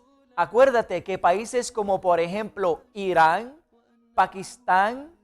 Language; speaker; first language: Spanish; non-native, fluent; Arabic